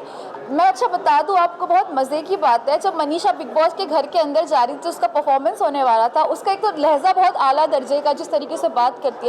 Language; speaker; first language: Hindi; native; Hindi